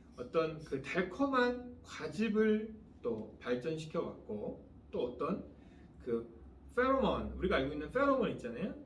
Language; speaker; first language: Korean; native; Korean